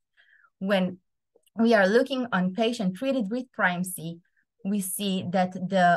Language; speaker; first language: English; non-native, fluent; Hebrew